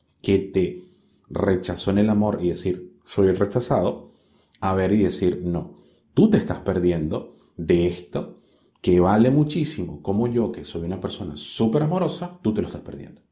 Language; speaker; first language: Spanish; native; Spanish